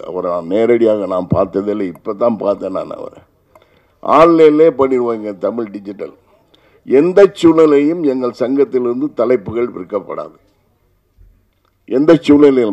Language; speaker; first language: Tamil; native; Tamil